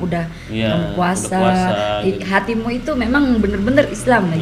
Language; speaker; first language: Indonesian; non-native, learner; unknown